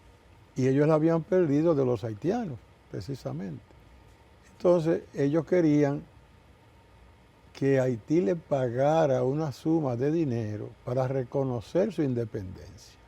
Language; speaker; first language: Spanish; native; Spanish